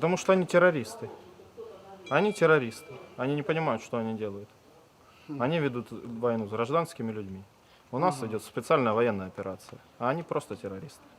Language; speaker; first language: Russian; native; Russian